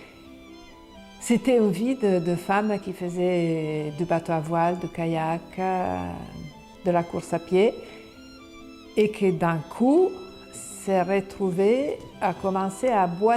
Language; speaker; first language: French; non-native, fluent; Italian